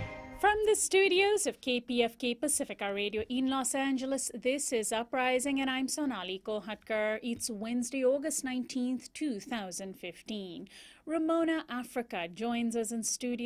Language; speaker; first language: English; native; English